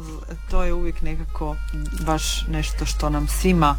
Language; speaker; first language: Serbian; native; Serbian